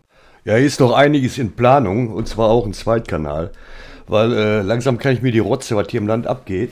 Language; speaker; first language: German; native; German